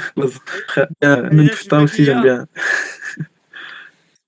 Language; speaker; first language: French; early bilingual, heritage; Arabic